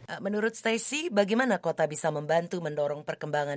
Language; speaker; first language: Indonesian; native; Indonesian